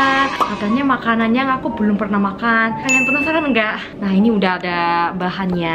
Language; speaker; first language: Indonesian; non-native, fluent; Korean